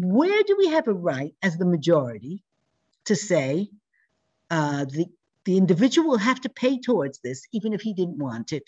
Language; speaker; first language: English; native; English